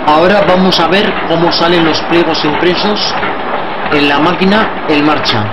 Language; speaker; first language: Spanish; native; Spanish